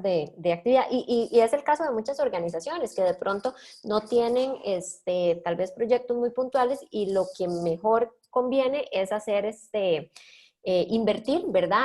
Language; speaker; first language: Spanish; native; Spanish